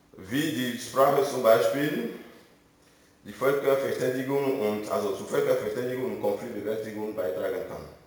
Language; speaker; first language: German; non-native, fluent; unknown